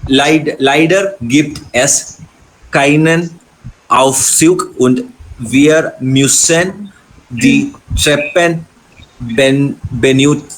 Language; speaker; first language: German; non-native, learner; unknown